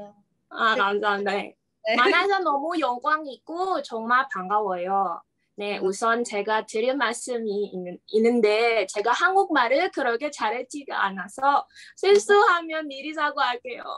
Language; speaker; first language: Korean; non-native, learner; Indonesian